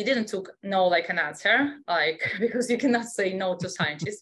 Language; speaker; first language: English; non-native, fluent; Russian